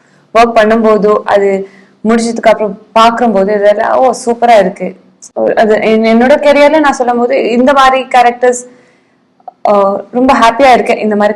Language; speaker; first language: Tamil; non-native, fluent; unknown